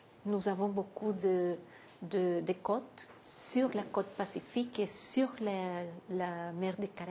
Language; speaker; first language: French; non-native, fluent; Spanish